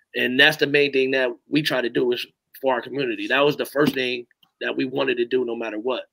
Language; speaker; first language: English; native; English